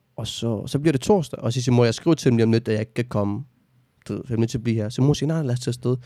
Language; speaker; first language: Danish; early bilingual, other home language; Arabic